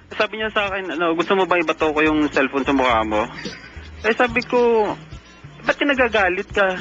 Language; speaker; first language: Filipino; non-native, local second language; Hiligaynon